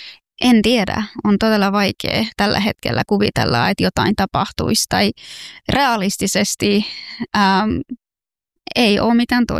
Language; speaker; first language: Finnish; early bilingual, other home language; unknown